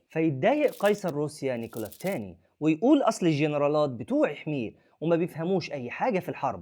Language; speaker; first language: Arabic; native; Arabic